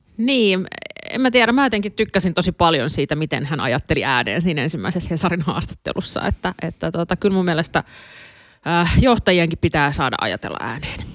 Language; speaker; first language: Finnish; native; Finnish